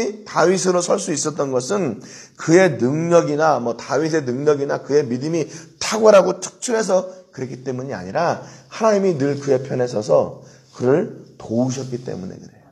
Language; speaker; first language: Korean; native; Korean